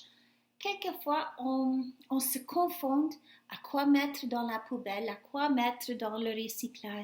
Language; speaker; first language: French; non-native, fluent; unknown